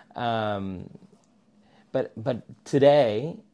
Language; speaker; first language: English; non-native, fluent; Spanish